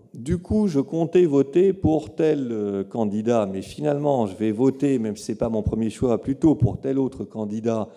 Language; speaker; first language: French; native; French